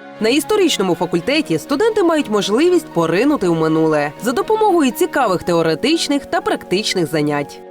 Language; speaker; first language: Ukrainian; native; Ukrainian